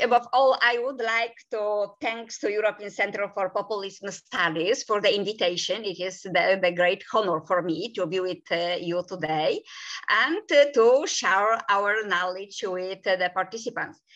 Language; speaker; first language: English; non-native, fluent; Polish